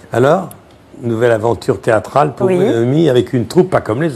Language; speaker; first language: French; native; French